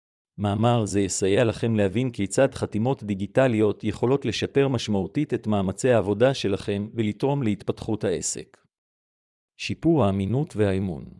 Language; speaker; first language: Hebrew; native; Hebrew